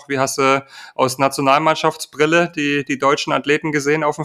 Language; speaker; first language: German; native; German